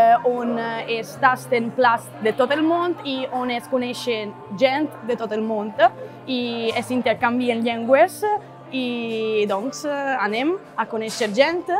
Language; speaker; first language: Catalan; non-native, fluent; Italian